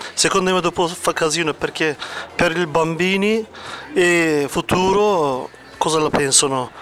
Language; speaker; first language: Italian; non-native, learner; Turkish